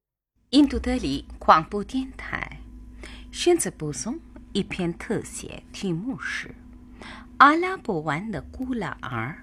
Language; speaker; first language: Chinese; non-native, fluent; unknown